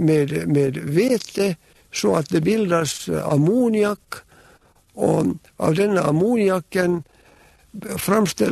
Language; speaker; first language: Swedish; native; Swedish